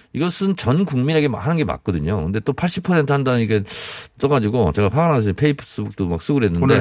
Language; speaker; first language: Korean; native; Korean